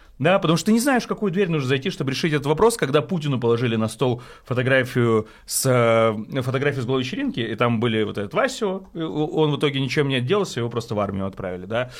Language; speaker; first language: Russian; native; Russian